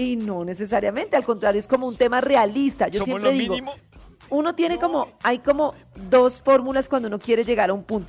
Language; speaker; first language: Spanish; native; Spanish